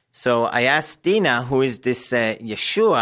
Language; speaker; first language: English; non-native, fluent; Hebrew